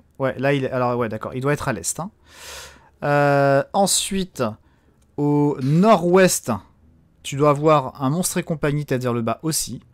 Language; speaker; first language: French; native; French